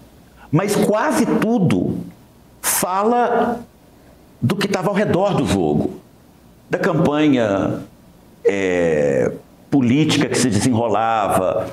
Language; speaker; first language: Portuguese; native; Portuguese